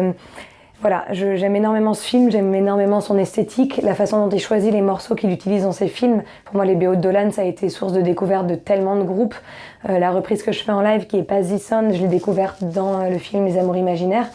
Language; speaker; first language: French; native; French